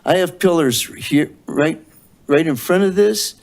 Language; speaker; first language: English; native; English